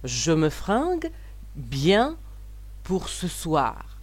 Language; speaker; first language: French; non-native, fluent; Russian